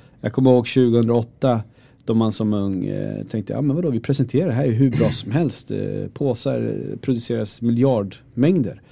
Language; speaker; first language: Swedish; early bilingual, other home language; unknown